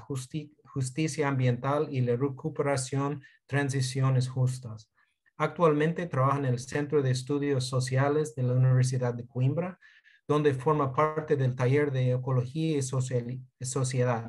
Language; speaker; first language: Spanish; non-native, fluent; English